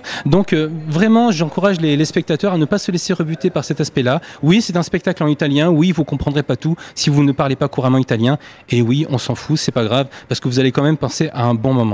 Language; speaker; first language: French; native; French